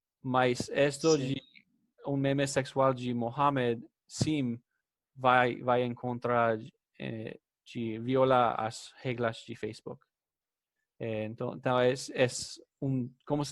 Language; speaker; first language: Spanish; non-native, fluent; English